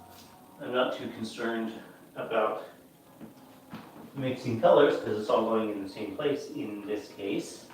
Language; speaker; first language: English; native; English